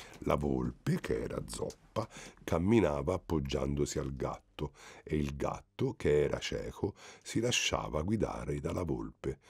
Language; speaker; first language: Italian; native; Italian